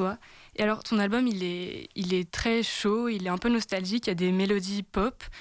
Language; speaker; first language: French; native; French